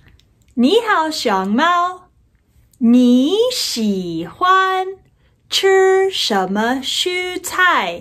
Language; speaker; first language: Chinese; non-native, fluent; English